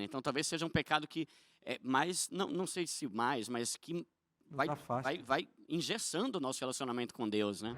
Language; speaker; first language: Portuguese; native; Portuguese